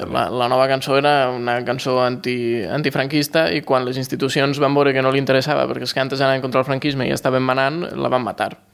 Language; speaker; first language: Catalan; native; Catalan